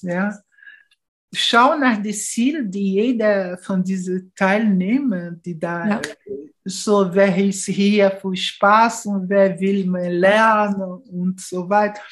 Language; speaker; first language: German; non-native, fluent; Portuguese